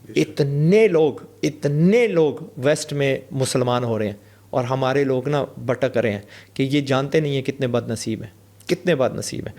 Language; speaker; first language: Urdu; non-native, fluent; English